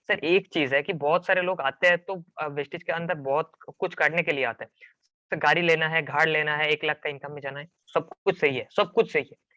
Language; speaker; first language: Hindi; non-native, local second language; Bangla